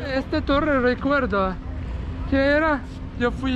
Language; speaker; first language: Spanish; non-native, learner; Turkish